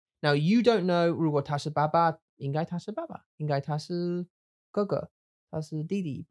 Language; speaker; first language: Chinese; non-native, learner; English